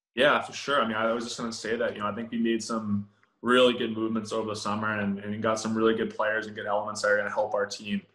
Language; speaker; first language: English; native; English